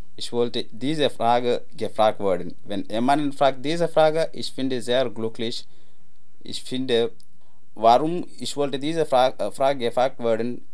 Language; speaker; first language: German; non-native, learner; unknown